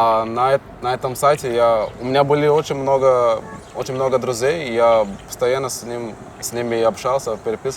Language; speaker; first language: Russian; non-native, fluent; Portuguese